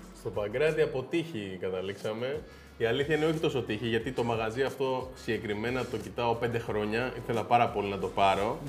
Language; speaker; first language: Greek; early bilingual, heritage; Greek